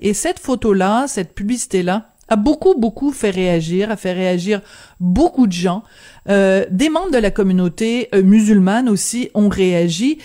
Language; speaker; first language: French; native; French